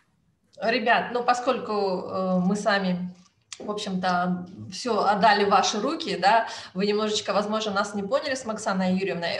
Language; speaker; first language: Russian; native; Russian